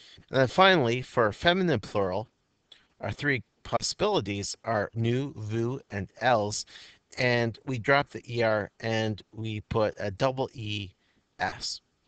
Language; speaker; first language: English; native; English